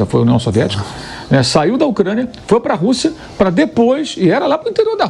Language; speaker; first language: Portuguese; native; Portuguese